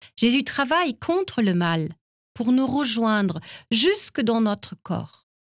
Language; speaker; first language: French; non-native, fluent; German